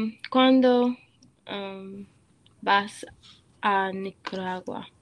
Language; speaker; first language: Spanish; non-native, learner; English